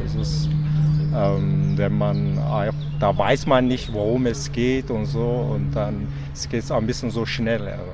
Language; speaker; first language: German; non-native, fluent; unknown